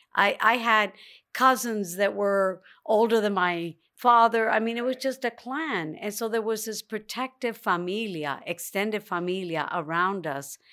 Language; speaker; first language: English; early bilingual, other home language; Spanish